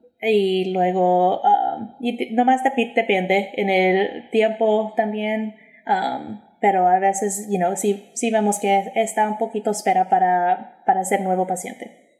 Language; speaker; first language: Spanish; early bilingual, heritage; English